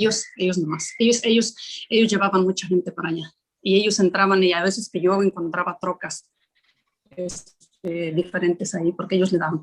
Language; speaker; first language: Spanish; native; Spanish